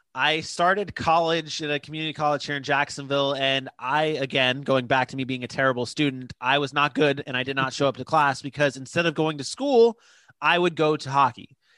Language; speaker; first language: English; native; English